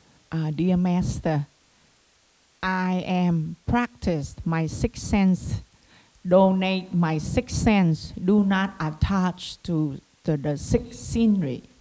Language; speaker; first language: English; non-native, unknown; Vietnamese